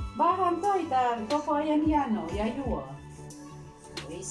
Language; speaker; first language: Finnish; non-native, learner; Filipino